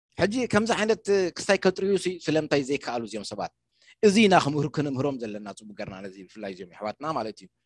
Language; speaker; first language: Tigrinya; non-native, local second language; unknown